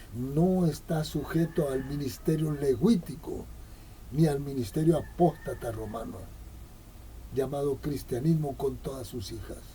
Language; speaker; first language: Spanish; native; Spanish